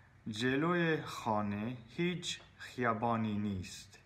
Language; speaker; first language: Persian; non-native, learner; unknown